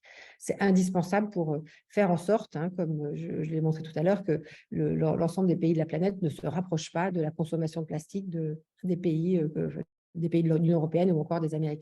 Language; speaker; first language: French; native; French